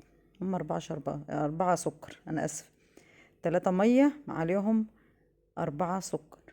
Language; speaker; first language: Arabic; native; Arabic